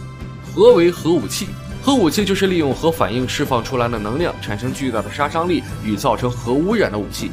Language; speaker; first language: Chinese; native; Chinese